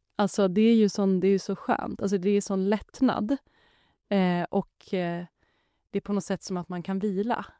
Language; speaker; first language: Swedish; native; Swedish